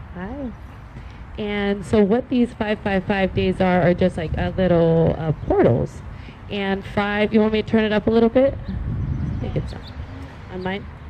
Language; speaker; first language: English; native; English